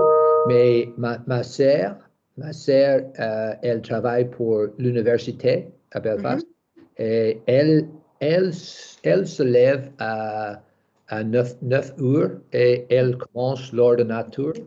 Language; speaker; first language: French; non-native, learner; English